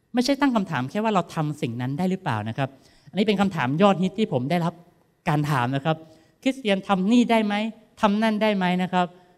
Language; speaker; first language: Thai; native; Thai